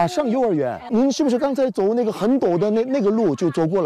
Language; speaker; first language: Chinese; non-native, fluent; Korean